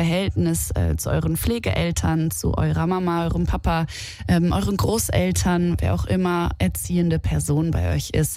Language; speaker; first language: German; native; German